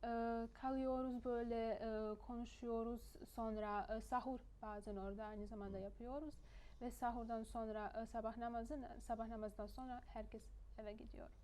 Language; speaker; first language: Turkish; non-native, fluent; Bosnian